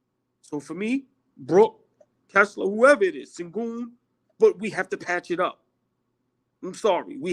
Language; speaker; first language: English; native; English